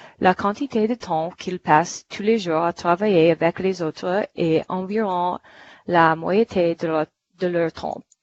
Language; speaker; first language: French; non-native, fluent; English